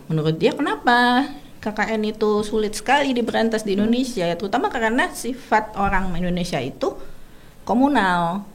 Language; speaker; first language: Indonesian; native; Indonesian